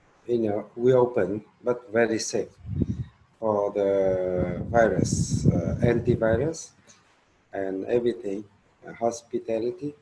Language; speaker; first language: English; non-native, learner; Vietnamese